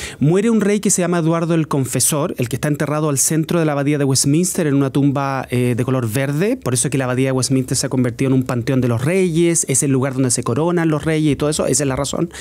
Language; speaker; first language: Spanish; native; Spanish